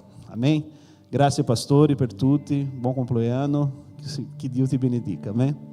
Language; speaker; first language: Italian; non-native, learner; Portuguese